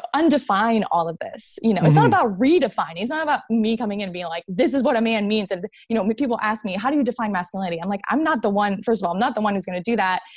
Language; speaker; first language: English; native; English